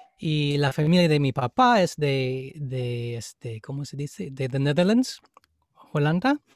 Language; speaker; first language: Spanish; non-native, fluent; English